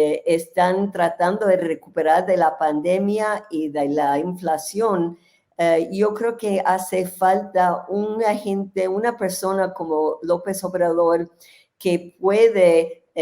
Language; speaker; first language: Spanish; non-native, fluent; English